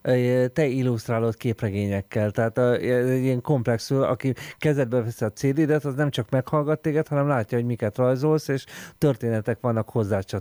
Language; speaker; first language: Hungarian; native; Hungarian